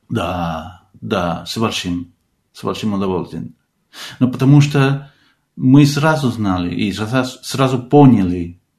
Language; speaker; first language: Russian; non-native, fluent; Spanish